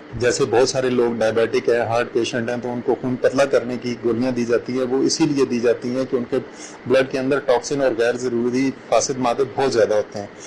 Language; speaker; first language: Urdu; non-native, local second language; Punjabi